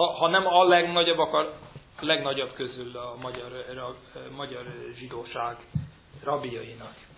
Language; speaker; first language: Hungarian; early bilingual, heritage; Hungarian